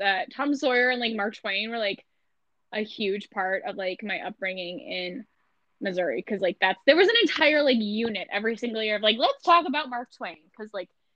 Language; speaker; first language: English; native; English